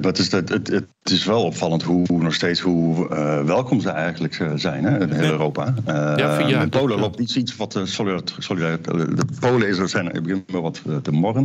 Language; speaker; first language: Dutch; native; Dutch